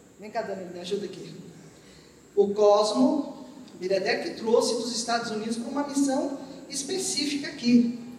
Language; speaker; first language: Portuguese; early bilingual, other home language; Armenian